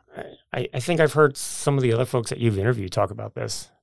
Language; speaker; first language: English; native; English